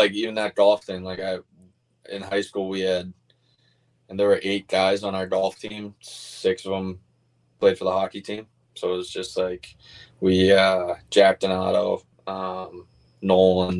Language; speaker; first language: English; native; English